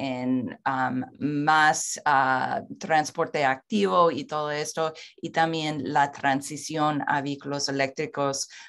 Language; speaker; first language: Spanish; non-native, fluent; English